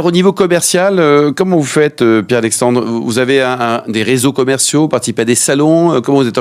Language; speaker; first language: French; native; French